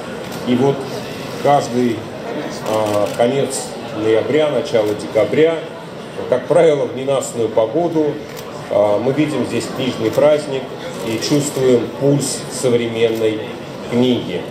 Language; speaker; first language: Russian; native; Russian